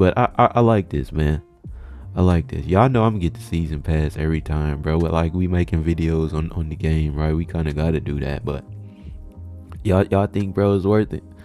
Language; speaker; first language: English; native; English